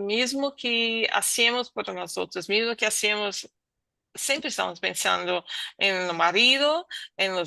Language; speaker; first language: Spanish; non-native, learner; Portuguese